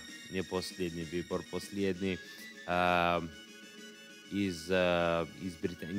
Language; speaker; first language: Russian; non-native, learner; English